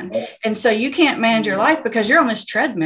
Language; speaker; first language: English; native; English